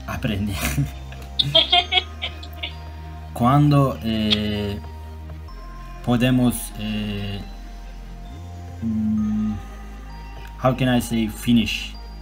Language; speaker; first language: Spanish; non-native, learner; Turkish